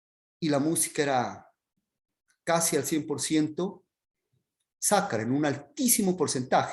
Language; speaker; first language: Spanish; native; Spanish